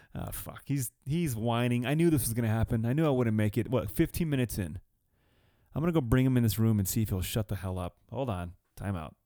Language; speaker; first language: English; early bilingual, other home language; Spanish